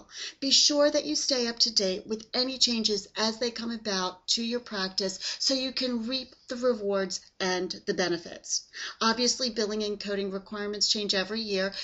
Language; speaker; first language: English; native; English